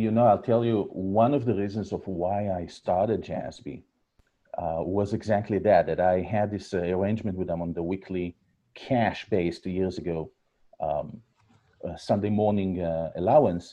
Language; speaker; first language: English; non-native, fluent; Hebrew